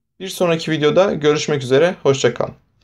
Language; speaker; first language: Turkish; native; Turkish